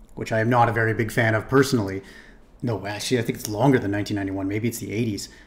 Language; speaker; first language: English; native; English